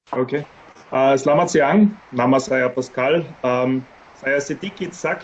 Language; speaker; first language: Indonesian; non-native, learner; German